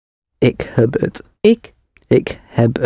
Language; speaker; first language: Dutch; non-native, learner; English